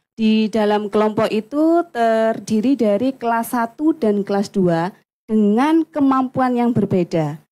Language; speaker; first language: Indonesian; non-native, local second language; Javanese